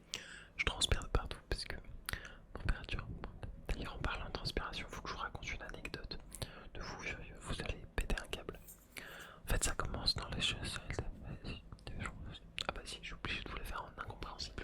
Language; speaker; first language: French; native; French